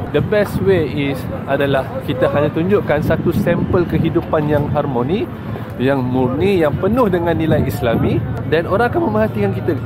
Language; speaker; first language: Malay; native; Malay